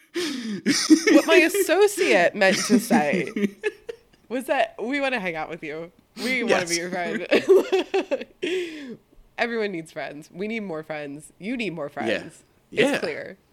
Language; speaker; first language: English; early bilingual, other home language; Italian